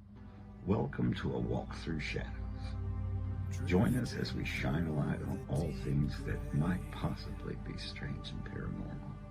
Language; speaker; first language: English; native; English